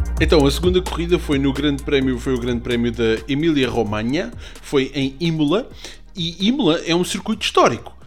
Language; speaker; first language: Portuguese; native; Portuguese